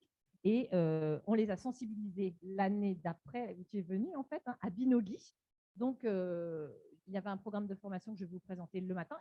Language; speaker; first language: French; native; French